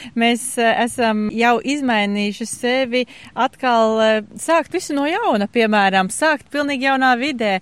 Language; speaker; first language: Latvian; native; Latvian